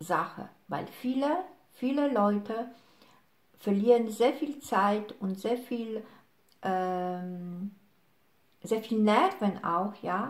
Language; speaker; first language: German; non-native, fluent; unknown